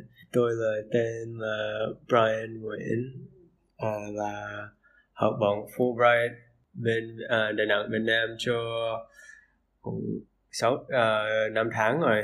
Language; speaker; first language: Vietnamese; early bilingual, heritage; English